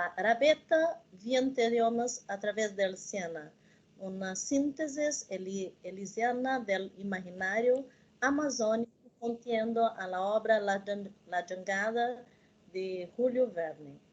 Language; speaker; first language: Spanish; non-native, learner; Portuguese